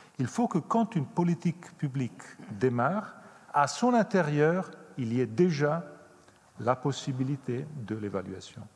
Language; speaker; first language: French; non-native, fluent; Italian